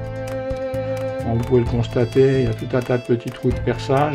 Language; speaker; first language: French; native; French